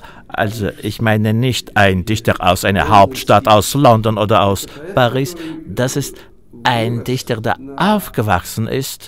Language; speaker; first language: German; non-native, fluent; Russian